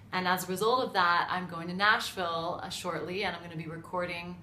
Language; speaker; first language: English; native; English